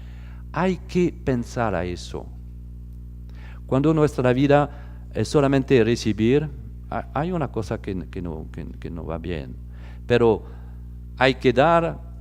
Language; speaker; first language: Spanish; non-native, fluent; French